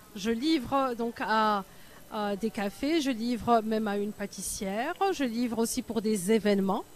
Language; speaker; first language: French; non-native, local second language; Arabic